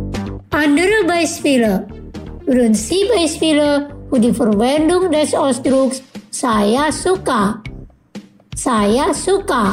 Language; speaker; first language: German; non-native, fluent; Indonesian